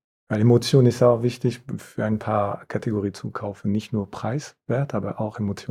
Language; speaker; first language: German; non-native, fluent; French